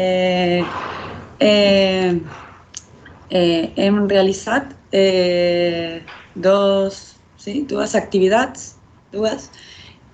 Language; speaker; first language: Catalan; non-native, learner; Spanish